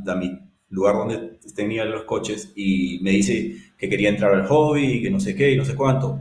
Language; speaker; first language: Spanish; native; Spanish